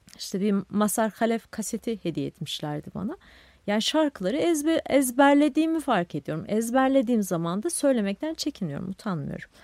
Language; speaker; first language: Turkish; non-native, local second language; Kurdish